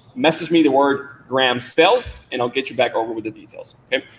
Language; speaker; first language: English; non-native, fluent; Spanish